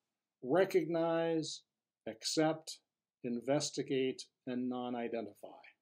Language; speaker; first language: English; native; English